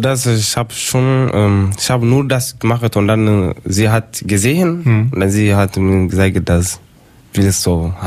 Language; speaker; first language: German; non-native, learner; Tamasheq